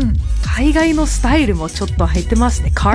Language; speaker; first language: Japanese; non-native, learner; English